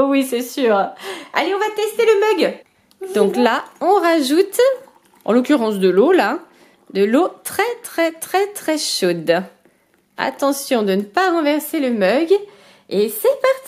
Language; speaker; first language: French; native; French